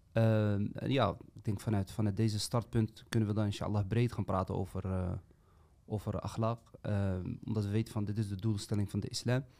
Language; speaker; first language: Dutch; native; Dutch